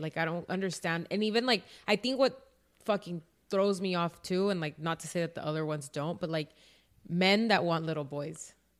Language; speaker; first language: English; early bilingual, other home language; Spanish